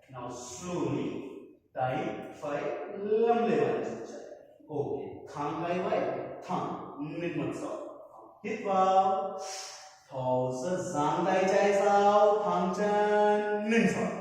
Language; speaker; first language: Vietnamese; non-native, learner; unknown